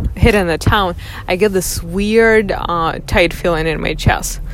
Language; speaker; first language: English; non-native, fluent; Russian